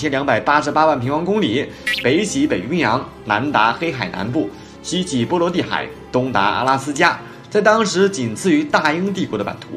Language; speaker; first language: Chinese; native; Chinese